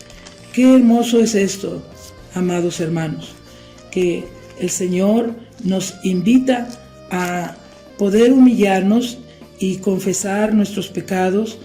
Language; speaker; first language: Spanish; native; Spanish